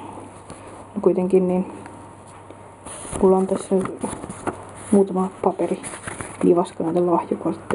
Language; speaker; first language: Finnish; native; Finnish